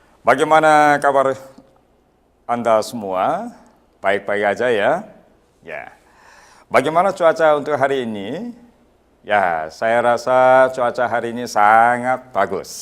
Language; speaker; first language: Indonesian; non-native, fluent; Korean